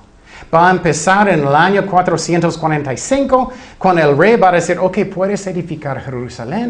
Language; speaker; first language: Spanish; non-native, fluent; English